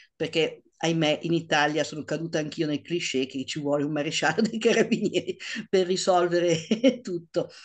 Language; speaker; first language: Italian; native; Italian